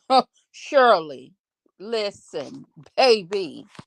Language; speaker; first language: English; native; English